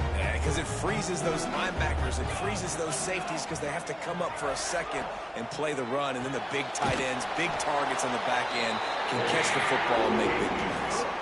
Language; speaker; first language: English; native; English